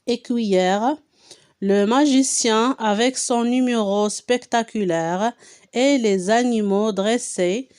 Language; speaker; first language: French; non-native, local second language; Arabic